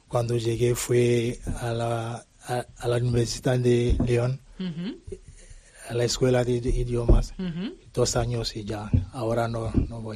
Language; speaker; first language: Spanish; non-native, learner; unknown